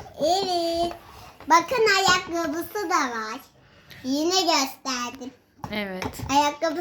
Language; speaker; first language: Turkish; native; Turkish